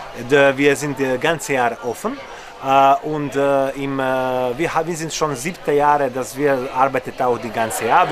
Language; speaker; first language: German; non-native, learner; Croatian